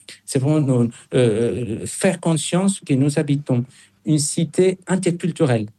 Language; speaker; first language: French; non-native, fluent; Spanish